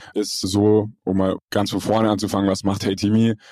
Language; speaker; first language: German; native; German